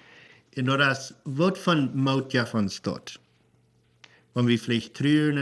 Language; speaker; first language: German; non-native, learner; Plautdietsch